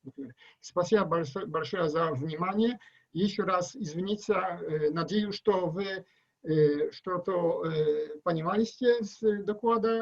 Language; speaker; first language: Russian; non-native, learner; Polish